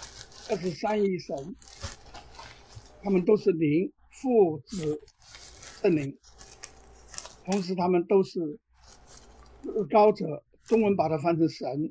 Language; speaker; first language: Chinese; native; Chinese